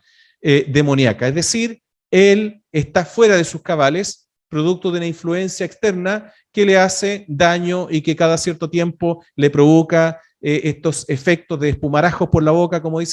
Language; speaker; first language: Spanish; native; Spanish